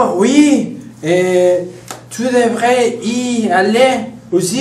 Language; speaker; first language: French; non-native, learner; Spanish